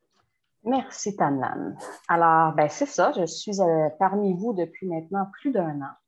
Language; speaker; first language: French; native; French